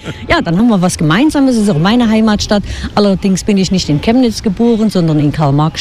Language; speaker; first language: German; native; German